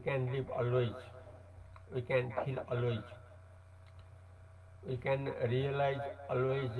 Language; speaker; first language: English; non-native, learner; Nepali